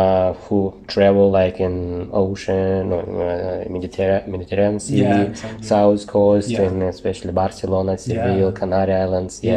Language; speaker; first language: English; non-native, learner; Russian